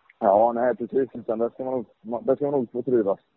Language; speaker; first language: Swedish; native; Swedish